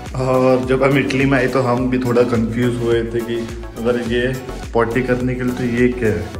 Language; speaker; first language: Hindi; non-native, local second language; Marathi